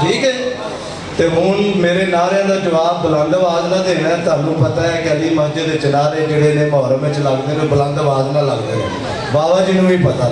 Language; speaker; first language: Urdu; non-native, local second language; Punjabi